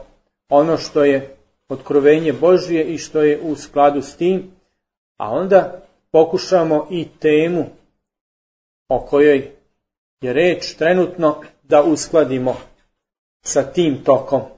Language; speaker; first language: Serbian; native; Serbian